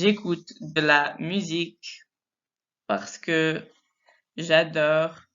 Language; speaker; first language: French; non-native, fluent; English